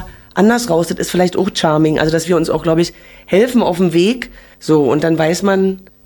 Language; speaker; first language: German; native; German